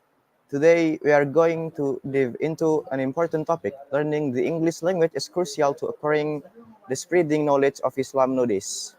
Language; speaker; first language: English; non-native, learner; Indonesian